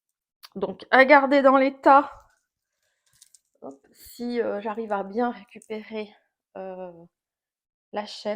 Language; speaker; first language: French; native; French